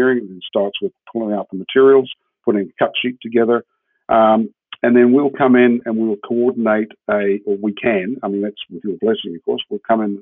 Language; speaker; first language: English; native; English